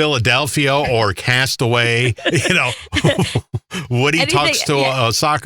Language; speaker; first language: English; native; English